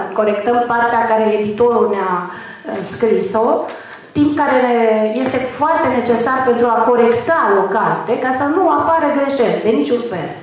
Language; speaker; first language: Romanian; native; Romanian